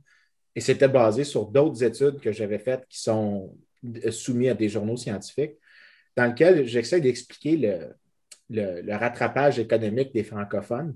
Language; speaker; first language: French; native; French